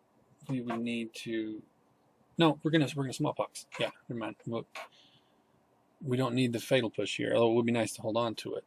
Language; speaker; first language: English; native; English